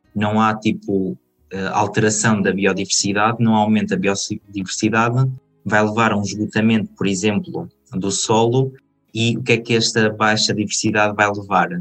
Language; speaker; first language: Portuguese; native; Portuguese